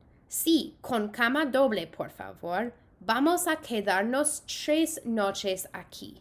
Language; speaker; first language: Spanish; non-native, fluent; English